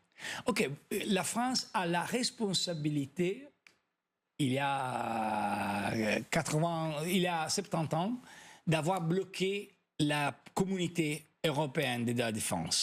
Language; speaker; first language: French; non-native, fluent; Italian